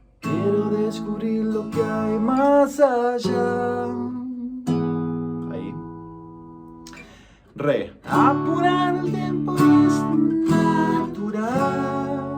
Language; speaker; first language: Spanish; native; Spanish